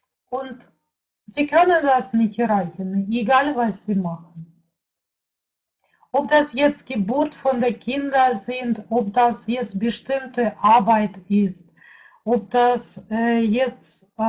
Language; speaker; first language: German; non-native, fluent; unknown